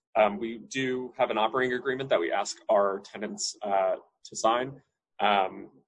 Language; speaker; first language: English; native; English